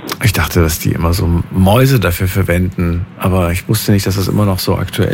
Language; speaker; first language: German; native; German